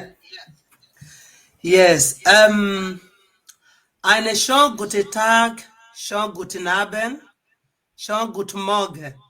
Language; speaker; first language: German; non-native, fluent; Igbo